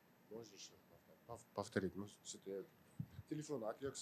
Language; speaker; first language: Russian; non-native, local second language; Kazakh